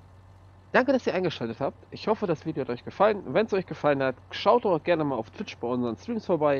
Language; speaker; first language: German; native; German